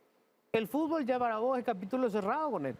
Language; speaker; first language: Spanish; native; Spanish